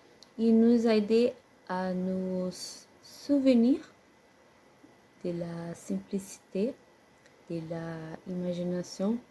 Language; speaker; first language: French; non-native, learner; Portuguese